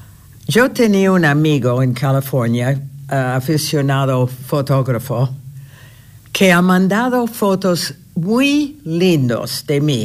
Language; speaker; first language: Spanish; non-native, fluent; English